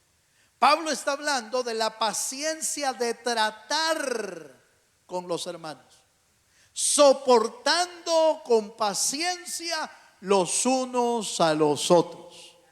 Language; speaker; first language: Spanish; native; Spanish